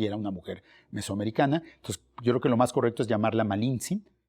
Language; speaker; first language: Spanish; native; Spanish